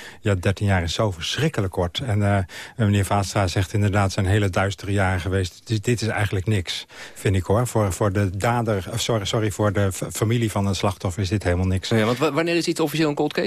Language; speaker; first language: Dutch; native; Dutch